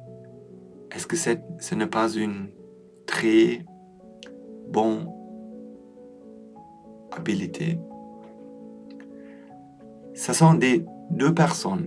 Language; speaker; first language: French; non-native, learner; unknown